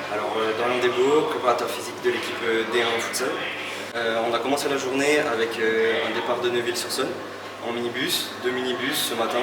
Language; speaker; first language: French; native; French